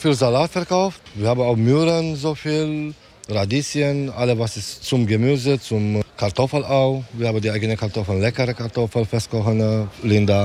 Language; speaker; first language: German; non-native, learner; Romanian